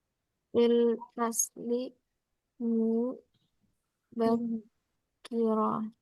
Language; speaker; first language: Arabic; non-native, fluent; Indonesian